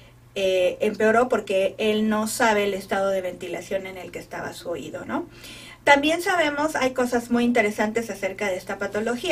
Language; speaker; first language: Spanish; native; Spanish